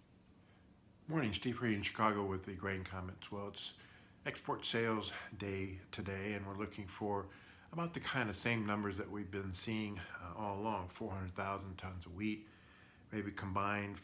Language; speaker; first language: English; native; English